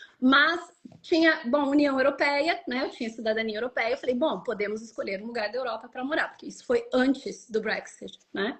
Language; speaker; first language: Portuguese; native; Portuguese